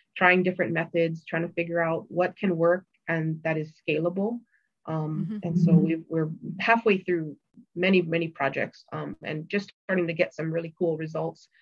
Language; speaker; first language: English; native; English